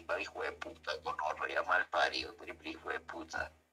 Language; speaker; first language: Spanish; native; Spanish